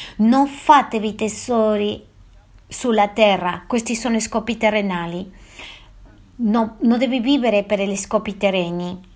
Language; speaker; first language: Italian; non-native, fluent; Spanish